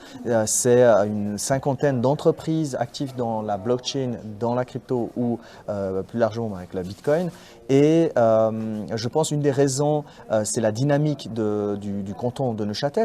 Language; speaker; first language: French; native; French